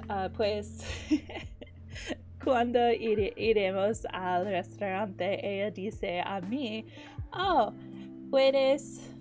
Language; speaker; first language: Spanish; non-native, learner; English